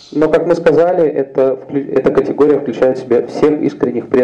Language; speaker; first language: Russian; native; Russian